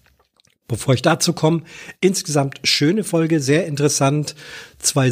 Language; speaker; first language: German; native; German